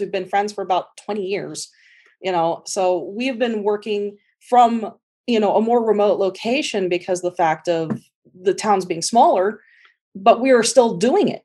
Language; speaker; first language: English; native; English